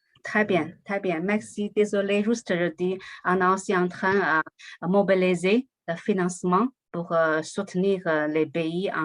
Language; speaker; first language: French; non-native, learner; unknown